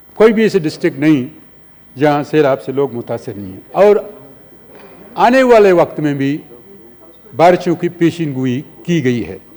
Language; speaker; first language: Urdu; non-native, local second language; Baluchi